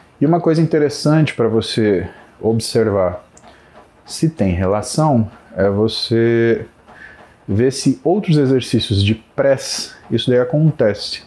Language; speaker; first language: Portuguese; native; Portuguese